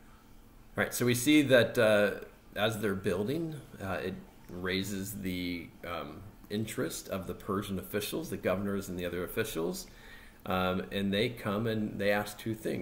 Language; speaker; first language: English; native; English